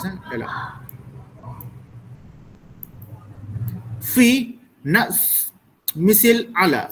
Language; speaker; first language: Arabic; non-native, fluent; Malay